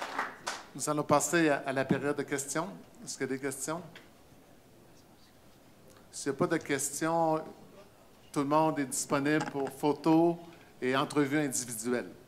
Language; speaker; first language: French; native; French